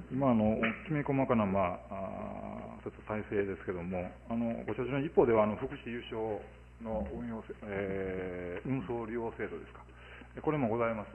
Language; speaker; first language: Japanese; native; Japanese